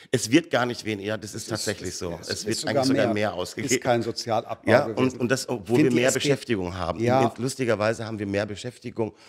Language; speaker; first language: German; native; German